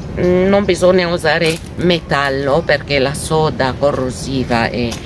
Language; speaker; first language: Italian; non-native, fluent; Arabic